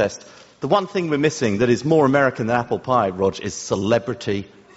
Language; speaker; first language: English; native; English